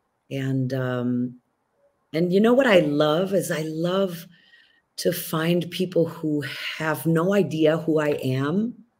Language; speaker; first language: English; early bilingual, other home language; Spanish